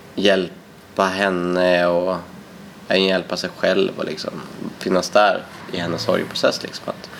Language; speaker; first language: Swedish; native; Swedish